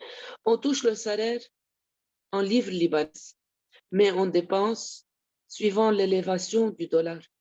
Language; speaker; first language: French; non-native, local second language; Arabic